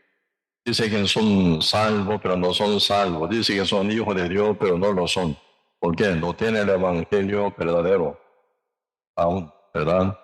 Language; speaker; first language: Spanish; non-native, learner; Korean